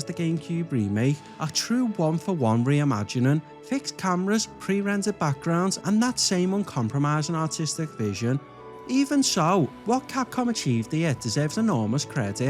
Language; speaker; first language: English; native; English